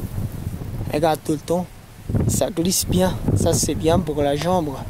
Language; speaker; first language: French; non-native, fluent; Kabuverdianu